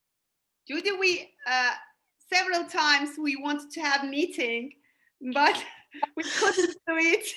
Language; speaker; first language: English; non-native, fluent; Azerbaijani